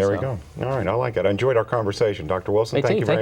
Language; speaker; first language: English; native; English